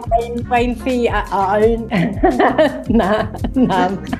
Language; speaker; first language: Arabic; non-native, learner; English